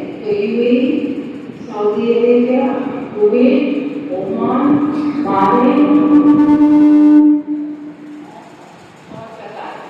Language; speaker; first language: Hindi; non-native, local second language; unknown